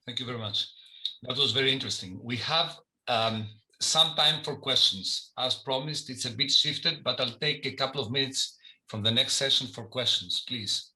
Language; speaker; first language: English; non-native, fluent; Greek